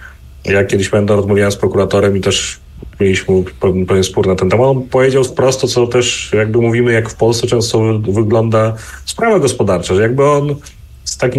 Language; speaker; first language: Polish; native; Polish